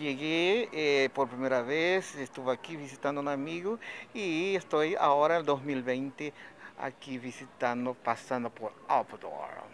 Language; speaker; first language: Portuguese; non-native, fluent; Spanish